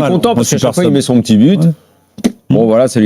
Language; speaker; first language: French; native; French